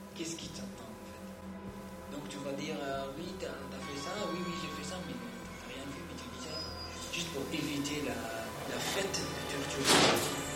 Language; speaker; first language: French; non-native, fluent; Arabic